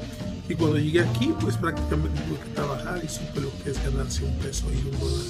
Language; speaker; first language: Spanish; native; Spanish